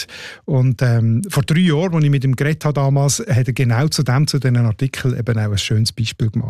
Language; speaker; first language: German; native; German